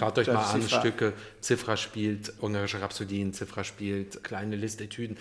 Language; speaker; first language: German; early bilingual, other home language; Russian